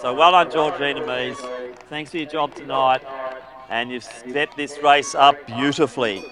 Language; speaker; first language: English; native; English